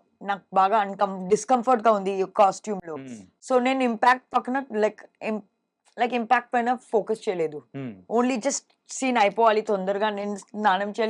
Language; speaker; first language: Telugu; non-native, fluent; Hindi